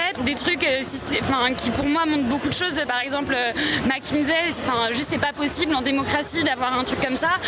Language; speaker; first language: French; native; French